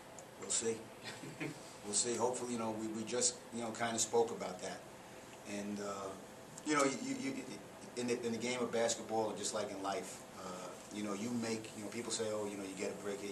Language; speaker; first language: English; native; English